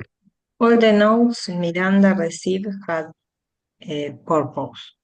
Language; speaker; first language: English; non-native, learner; Spanish